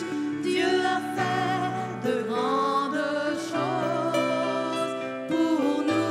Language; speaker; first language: French; native; French